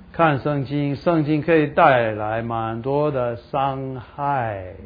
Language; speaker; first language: Chinese; non-native, fluent; English